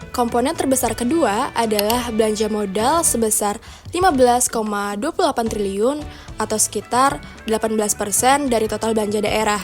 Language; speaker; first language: Indonesian; native; Indonesian